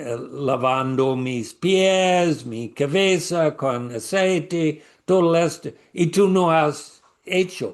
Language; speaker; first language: Spanish; non-native, learner; English